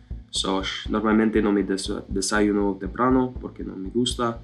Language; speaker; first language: Spanish; non-native, learner; English